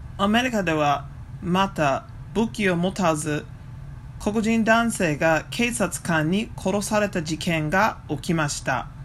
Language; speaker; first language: Japanese; non-native, fluent; English